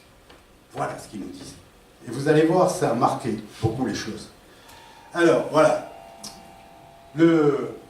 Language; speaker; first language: French; native; French